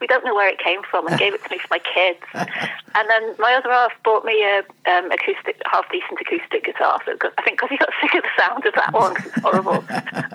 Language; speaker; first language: English; native; English